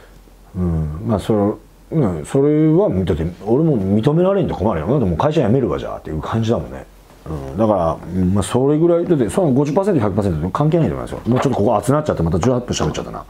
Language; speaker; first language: Japanese; native; Japanese